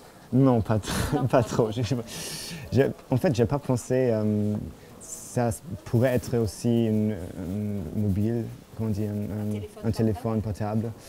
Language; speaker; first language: French; non-native, fluent; German